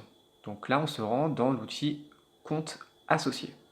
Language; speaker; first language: French; native; French